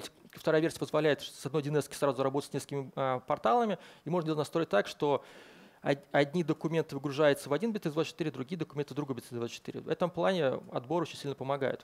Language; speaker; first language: Russian; native; Russian